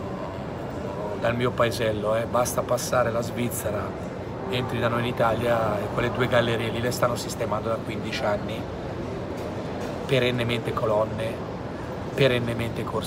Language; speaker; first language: Italian; native; Italian